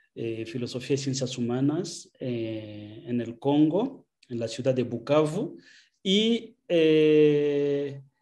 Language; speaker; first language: Spanish; non-native, fluent; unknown